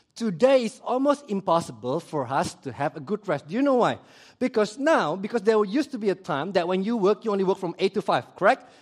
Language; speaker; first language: English; early bilingual, other home language; Indonesian